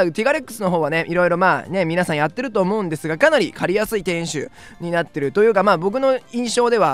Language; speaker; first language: Japanese; native; Japanese